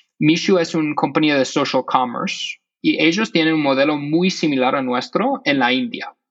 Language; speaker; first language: Spanish; non-native, fluent; English